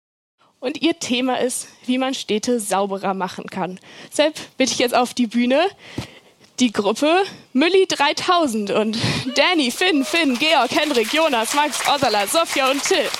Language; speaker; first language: German; native; German